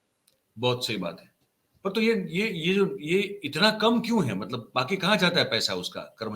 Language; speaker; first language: Hindi; non-native, local second language; Gujarati